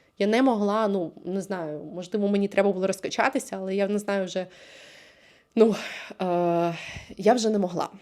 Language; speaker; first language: Ukrainian; native; Ukrainian